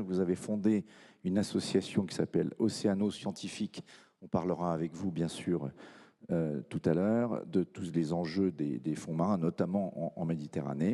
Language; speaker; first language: French; native; French